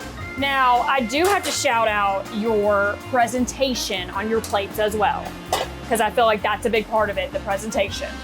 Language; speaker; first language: English; native; English